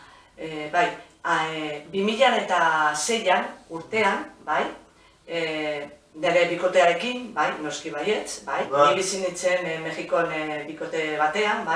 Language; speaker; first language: Basque; non-native, local second language; Spanish